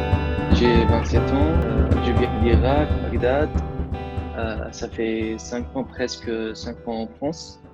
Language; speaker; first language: French; non-native, fluent; Arabic